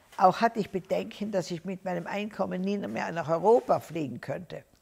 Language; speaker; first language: German; native; German